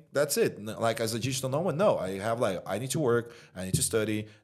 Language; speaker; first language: English; non-native, fluent; Portuguese